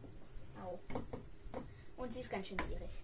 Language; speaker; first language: German; early bilingual, other home language; Russian